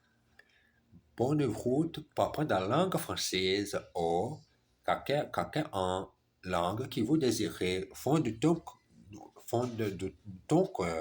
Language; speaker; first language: French; non-native, learner; German